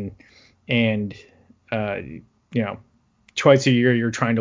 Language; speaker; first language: English; native; English